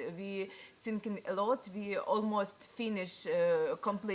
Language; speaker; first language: English; non-native, learner; Ukrainian